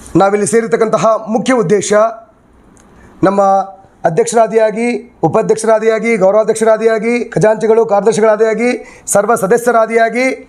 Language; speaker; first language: Kannada; non-native, local second language; Lambadi